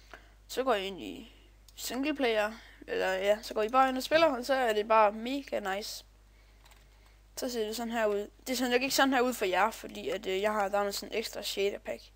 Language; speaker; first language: Danish; native; Danish